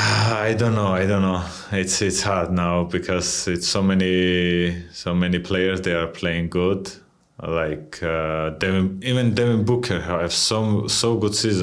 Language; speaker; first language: English; non-native, fluent; Georgian